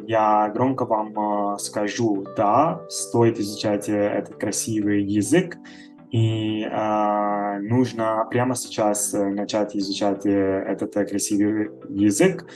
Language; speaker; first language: Russian; non-native, fluent; Italian